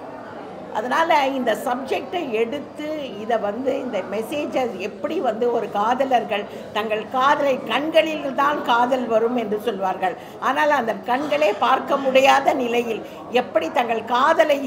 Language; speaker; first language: Tamil; native; Tamil